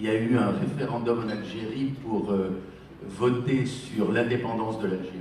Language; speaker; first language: French; native; French